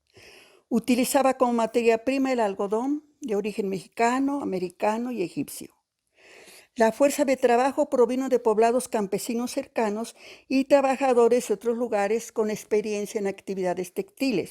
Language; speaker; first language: Spanish; native; Spanish